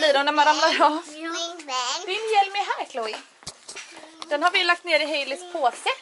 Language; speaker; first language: Swedish; native; Swedish